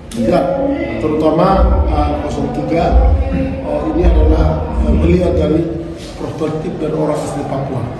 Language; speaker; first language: Indonesian; native; Indonesian